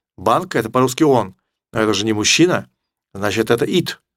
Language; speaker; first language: Russian; native; Russian